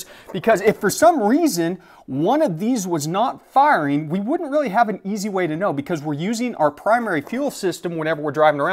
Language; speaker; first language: English; native; English